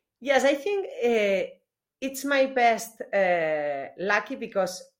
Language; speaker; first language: English; non-native, learner; Spanish